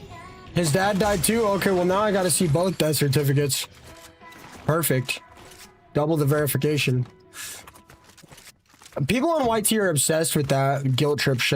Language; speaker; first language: English; native; English